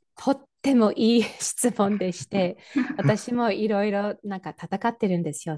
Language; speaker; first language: Japanese; non-native, fluent; English